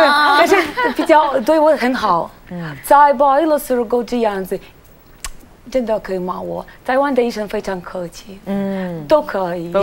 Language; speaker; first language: Chinese; non-native, learner; Russian